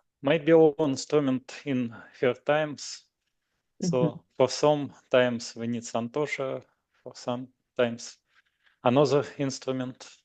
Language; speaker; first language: English; non-native, learner; Russian